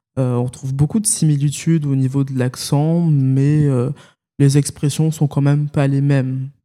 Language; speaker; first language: French; native; French